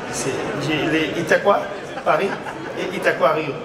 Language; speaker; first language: French; non-native, learner; Portuguese